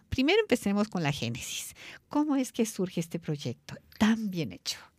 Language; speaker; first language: Spanish; native; Spanish